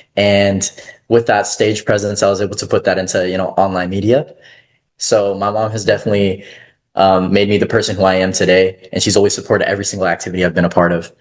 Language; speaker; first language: English; early bilingual, other home language; Kazakh